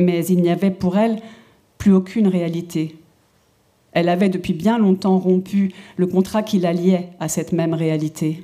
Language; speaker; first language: French; native; French